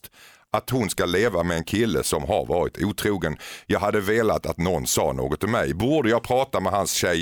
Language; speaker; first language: Swedish; native; Swedish